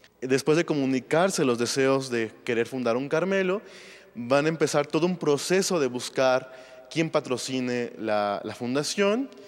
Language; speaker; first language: Spanish; native; Spanish